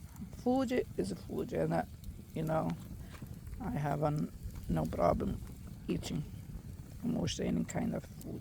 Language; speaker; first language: English; non-native, fluent; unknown